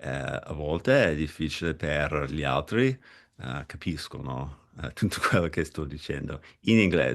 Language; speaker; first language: Italian; non-native, fluent; English